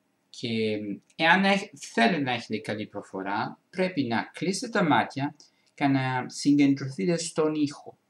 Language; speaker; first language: Greek; non-native, fluent; Italian